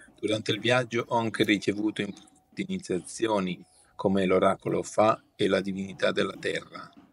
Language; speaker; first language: Italian; native; Italian